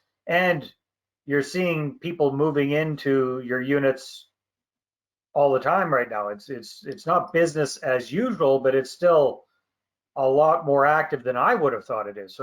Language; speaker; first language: English; native; English